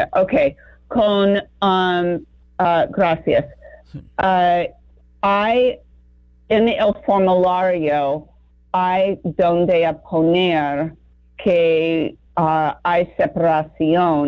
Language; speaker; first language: Spanish; non-native, learner; English